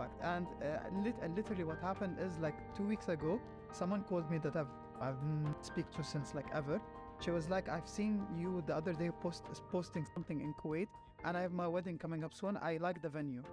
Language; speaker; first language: English; non-native, fluent; Arabic